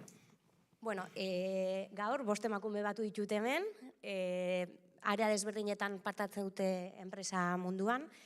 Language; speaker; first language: Basque; native; Basque